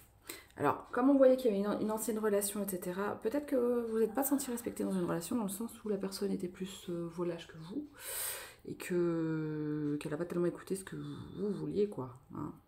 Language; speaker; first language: French; native; French